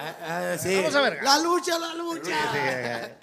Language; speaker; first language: Spanish; native; Spanish